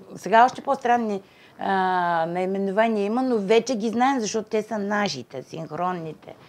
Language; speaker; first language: Bulgarian; native; Bulgarian